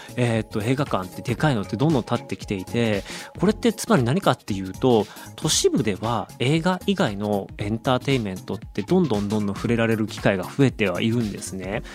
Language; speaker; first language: Japanese; native; Japanese